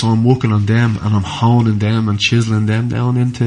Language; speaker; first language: English; native; English